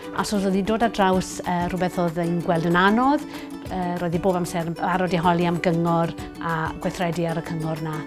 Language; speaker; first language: Welsh; native; Welsh